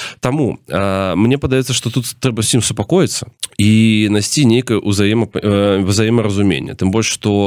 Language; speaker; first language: Belarusian; non-native, local second language; Russian